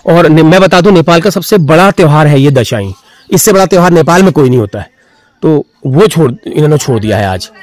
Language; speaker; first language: Hindi; native; Hindi